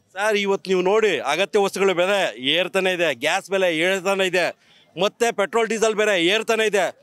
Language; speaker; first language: Kannada; native; Kannada